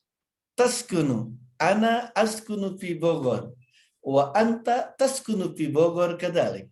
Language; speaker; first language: Arabic; non-native, fluent; Indonesian